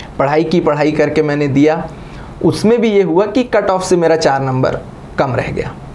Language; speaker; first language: Hindi; native; Hindi